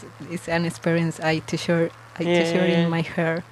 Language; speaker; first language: English; non-native, learner; Spanish